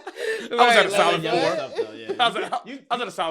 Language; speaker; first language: English; native; English